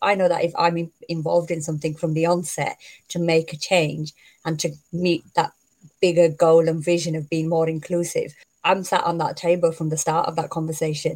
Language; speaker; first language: English; native; English